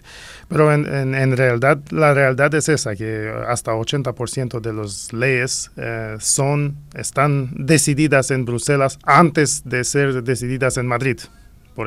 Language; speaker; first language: Spanish; non-native, fluent; Romanian